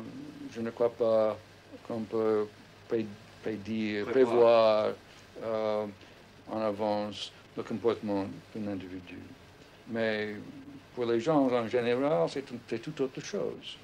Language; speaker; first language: French; non-native, fluent; English